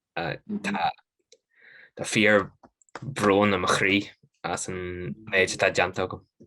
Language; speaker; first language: Irish; native; Irish